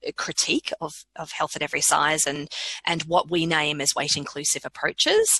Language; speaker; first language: English; native; English